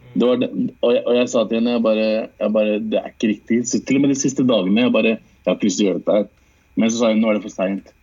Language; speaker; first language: Norwegian; early bilingual, other home language; Urdu